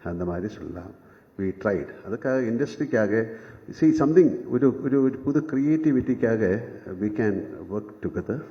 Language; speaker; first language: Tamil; non-native, local second language; Malayalam